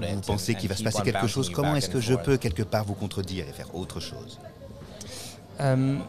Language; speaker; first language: French; non-native, fluent; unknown